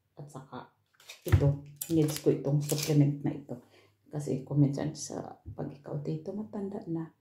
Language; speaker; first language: Filipino; non-native, local second language; Cebuano